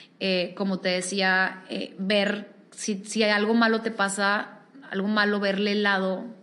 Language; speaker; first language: Spanish; native; Spanish